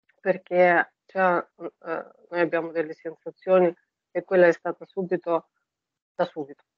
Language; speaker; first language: Italian; non-native, fluent; Russian